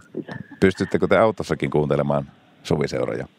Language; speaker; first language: Finnish; native; Finnish